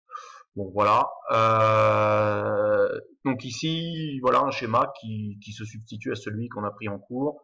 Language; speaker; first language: French; native; French